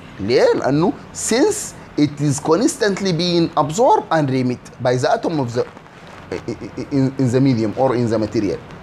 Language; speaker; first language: English; non-native, fluent; Arabic